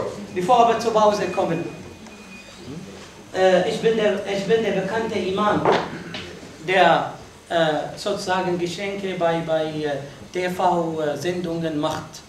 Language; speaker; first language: German; non-native, fluent; Arabic